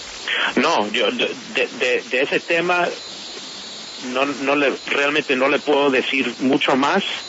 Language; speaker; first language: Spanish; non-native, fluent; English